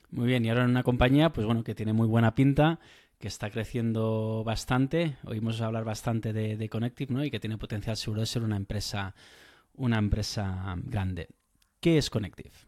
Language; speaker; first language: Spanish; native; Spanish